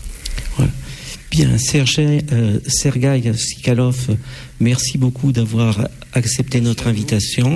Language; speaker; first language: French; native; French